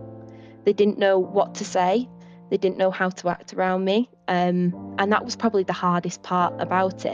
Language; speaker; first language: English; native; English